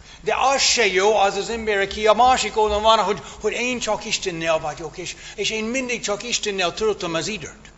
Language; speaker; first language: Hungarian; non-native, fluent; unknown